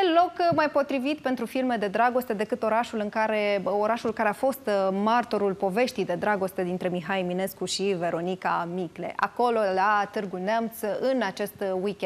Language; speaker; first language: Romanian; native; Romanian